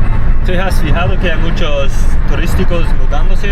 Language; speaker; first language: Spanish; non-native, learner; English